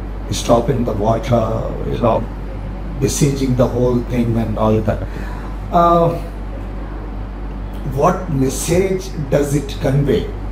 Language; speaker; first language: English; non-native, local second language; Urdu